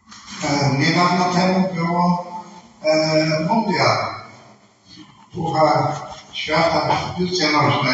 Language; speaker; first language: Polish; non-native, fluent; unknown